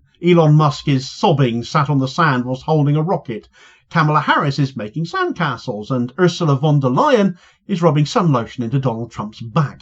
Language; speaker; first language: English; native; English